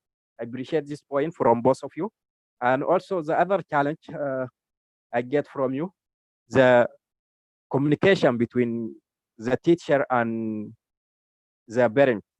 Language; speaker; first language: English; non-native, learner; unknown